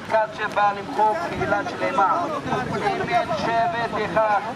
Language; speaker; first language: Hebrew; non-native, fluent; Amharic